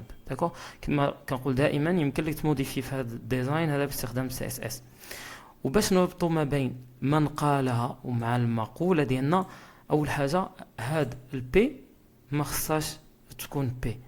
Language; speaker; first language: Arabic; native; Arabic